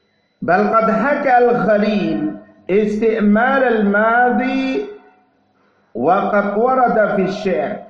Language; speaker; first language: Arabic; non-native, fluent; Indonesian